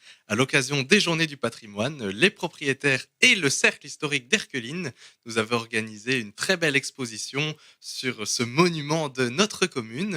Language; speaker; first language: French; native; French